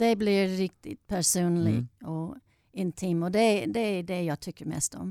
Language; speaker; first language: Swedish; non-native, fluent; English